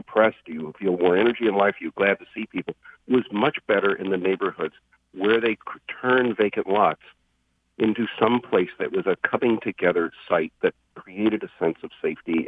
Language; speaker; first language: English; native; English